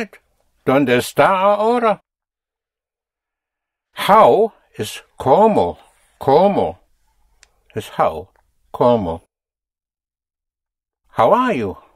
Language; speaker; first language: Spanish; non-native, fluent; English